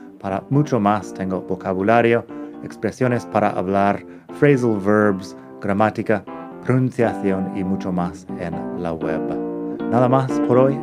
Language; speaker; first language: Spanish; non-native, fluent; English